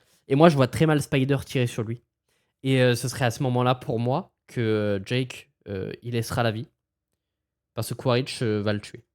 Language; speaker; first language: French; native; French